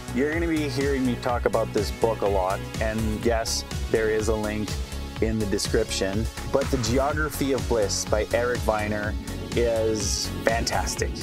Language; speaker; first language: English; native; English